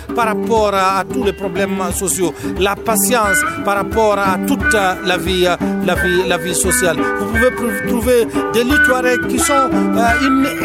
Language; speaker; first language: French; non-native, local second language; Tamasheq